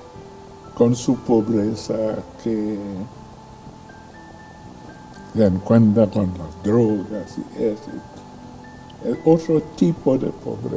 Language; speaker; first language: Spanish; non-native, fluent; English